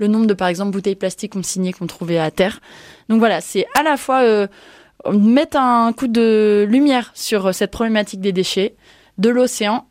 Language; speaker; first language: French; native; French